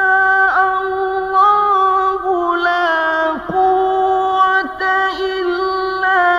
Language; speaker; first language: Arabic; native; Arabic